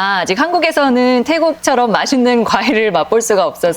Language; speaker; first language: Korean; native; Korean